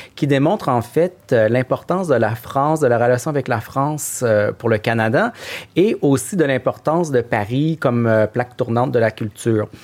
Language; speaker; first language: French; native; French